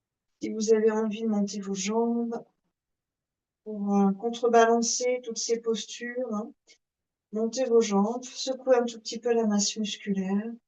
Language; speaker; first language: French; native; French